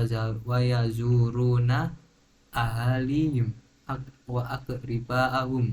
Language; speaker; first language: Arabic; non-native, learner; Indonesian